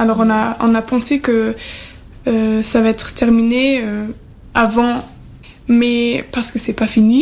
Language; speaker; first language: French; non-native, learner; German